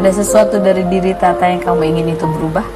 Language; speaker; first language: Indonesian; native; Indonesian